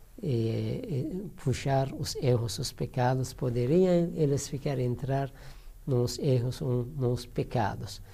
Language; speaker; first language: Portuguese; non-native, learner; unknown